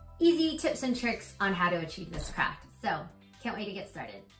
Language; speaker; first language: English; native; English